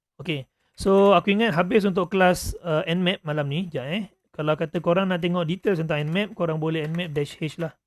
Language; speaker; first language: Malay; native; Malay